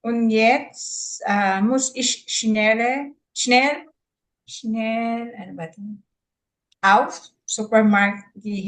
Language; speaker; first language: German; non-native, learner; Filipino